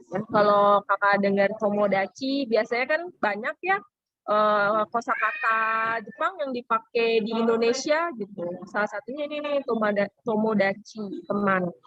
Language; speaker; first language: Indonesian; native; Indonesian